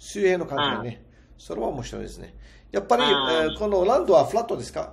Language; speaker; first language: Japanese; non-native, fluent; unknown